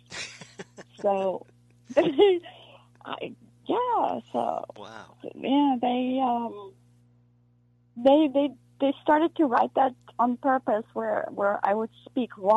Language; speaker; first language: English; non-native, local second language; Afrikaans